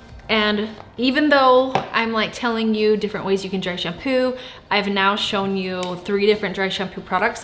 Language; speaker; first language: English; native; English